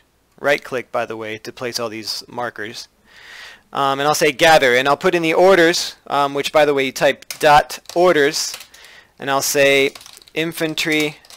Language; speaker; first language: English; native; English